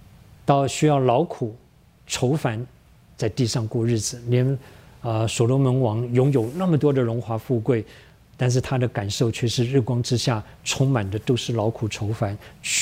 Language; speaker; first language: Chinese; native; Chinese